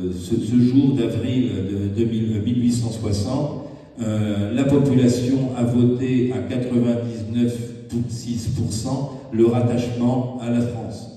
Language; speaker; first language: French; native; French